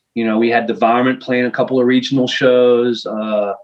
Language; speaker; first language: English; non-native, fluent; French